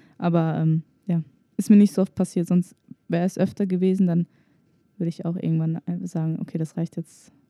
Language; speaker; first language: German; native; German